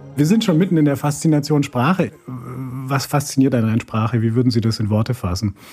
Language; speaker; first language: German; native; German